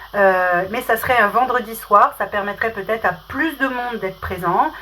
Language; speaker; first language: French; native; French